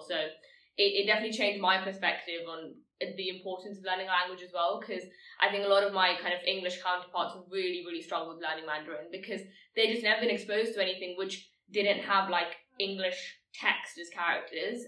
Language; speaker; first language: English; non-native, local second language; Tamil